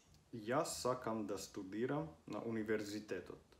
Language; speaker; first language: Macedonian; non-native, learner; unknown